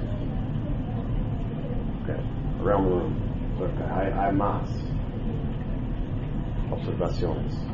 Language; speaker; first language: Spanish; non-native, learner; English